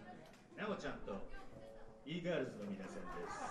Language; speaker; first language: Japanese; native; Japanese